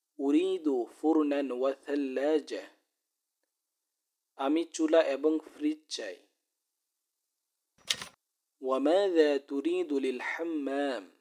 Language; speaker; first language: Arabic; non-native, fluent; Bangla